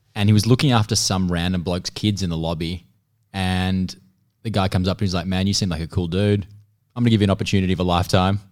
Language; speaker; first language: English; native; English